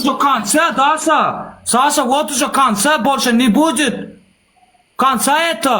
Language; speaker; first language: Russian; non-native, learner; Turkmen